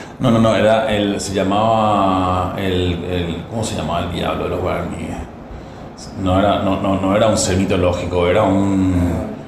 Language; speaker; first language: Spanish; native; Spanish